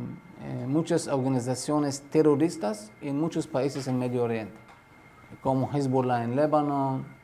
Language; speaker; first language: Spanish; non-native, learner; Arabic